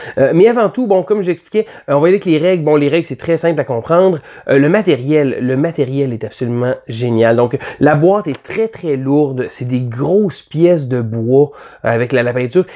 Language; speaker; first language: French; native; French